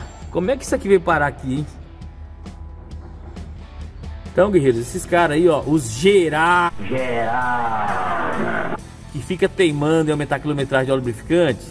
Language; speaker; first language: Portuguese; native; Portuguese